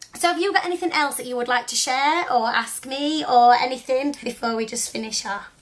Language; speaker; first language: English; native; English